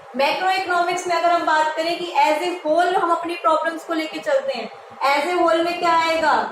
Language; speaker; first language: Hindi; native; Hindi